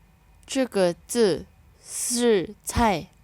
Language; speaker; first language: Chinese; non-native, learner; Indonesian